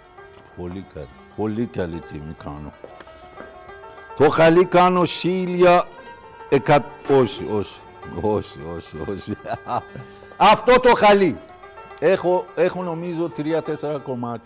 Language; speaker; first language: Greek; non-native, learner; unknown